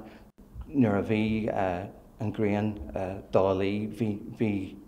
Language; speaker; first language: Irish; non-native, learner; English